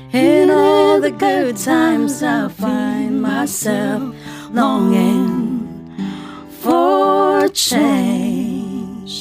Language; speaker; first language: English; non-native, local second language; Cebuano